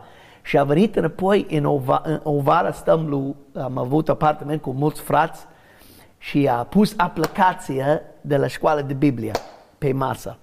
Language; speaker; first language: Romanian; non-native, fluent; English